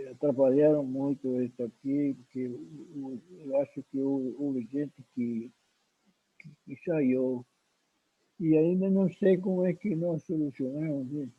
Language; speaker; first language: Portuguese; non-native, fluent; Spanish